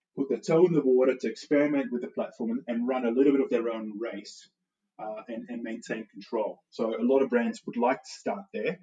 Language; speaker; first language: English; non-native, fluent; Dutch